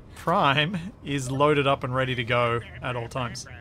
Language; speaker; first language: English; native; English